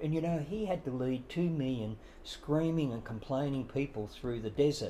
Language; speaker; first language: English; native; English